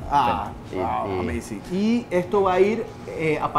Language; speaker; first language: Spanish; native; Spanish